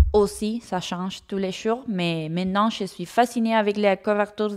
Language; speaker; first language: French; non-native, fluent; Spanish